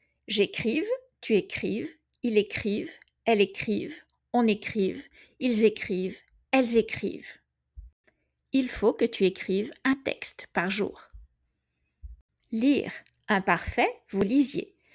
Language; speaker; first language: French; native; French